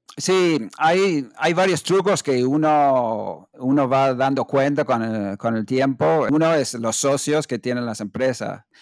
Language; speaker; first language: Spanish; non-native, fluent; English